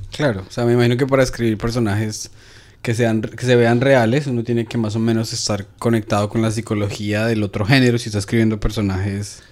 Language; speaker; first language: Spanish; native; Spanish